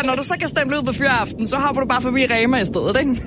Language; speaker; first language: Danish; native; Danish